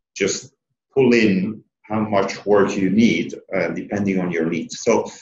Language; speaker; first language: English; non-native, fluent; Italian